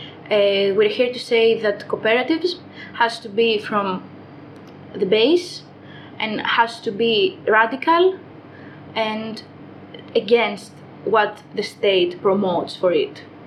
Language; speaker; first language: English; non-native, fluent; Greek